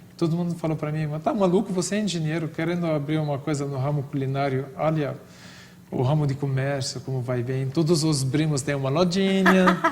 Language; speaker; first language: Portuguese; non-native, fluent; Arabic